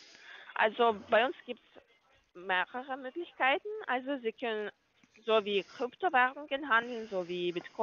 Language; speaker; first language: German; non-native, learner; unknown